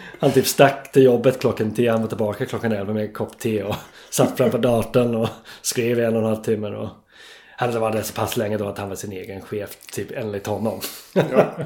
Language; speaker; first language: Swedish; non-native, fluent; English